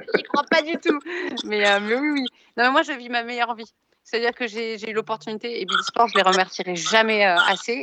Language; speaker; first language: French; native; French